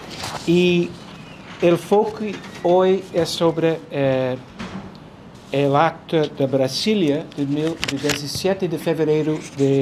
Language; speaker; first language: Spanish; non-native, fluent; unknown